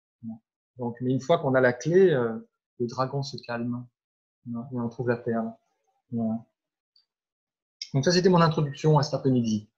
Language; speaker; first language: French; native; French